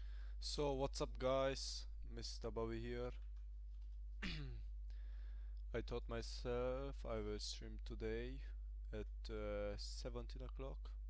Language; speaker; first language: English; non-native, fluent; German